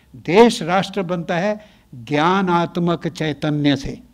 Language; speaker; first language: Hindi; native; Hindi